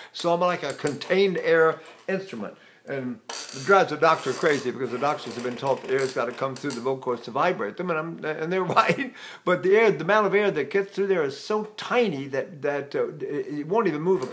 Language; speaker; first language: English; native; English